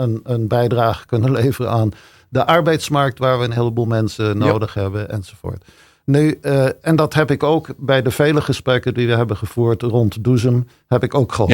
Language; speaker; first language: Dutch; native; Dutch